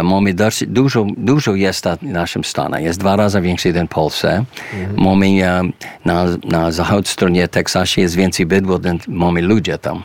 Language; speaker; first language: Polish; early bilingual, heritage; English